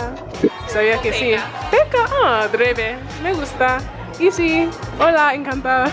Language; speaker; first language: Spanish; non-native, learner; English